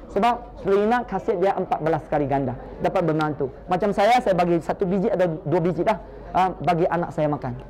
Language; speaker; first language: Malay; non-native, local second language; Chinese